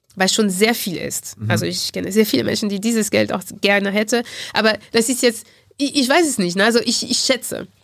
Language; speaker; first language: German; non-native, fluent; French